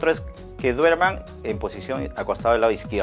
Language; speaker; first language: Spanish; native; Spanish